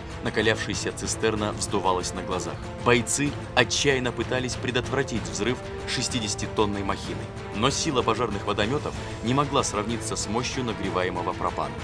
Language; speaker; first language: Russian; native; Russian